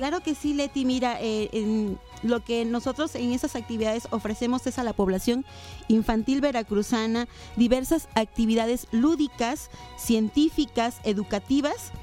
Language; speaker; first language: Spanish; native; Spanish